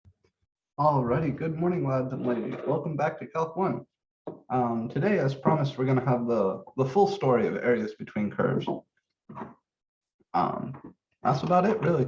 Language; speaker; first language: English; native; English